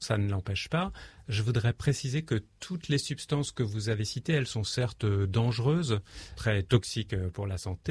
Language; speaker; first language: French; native; French